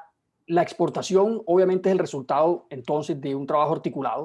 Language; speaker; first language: Spanish; native; Spanish